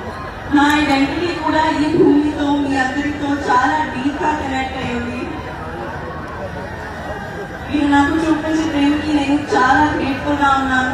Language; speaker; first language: Telugu; non-native, learner; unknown